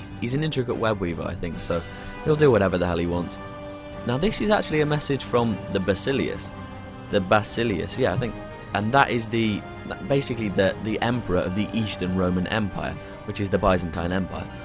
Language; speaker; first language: English; native; English